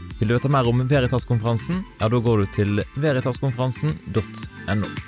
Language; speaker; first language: Norwegian; native; Norwegian